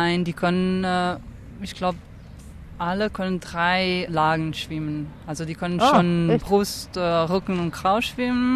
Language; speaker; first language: German; non-native, fluent; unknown